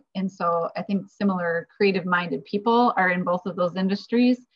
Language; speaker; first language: English; native; English